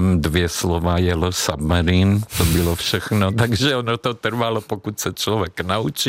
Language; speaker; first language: Czech; non-native, fluent; Hungarian